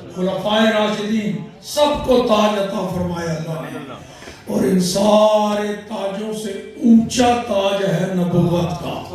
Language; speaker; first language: Urdu; non-native, local second language; Punjabi